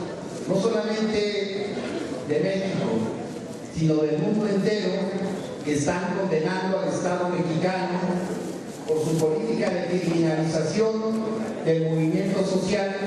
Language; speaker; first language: Spanish; native; Spanish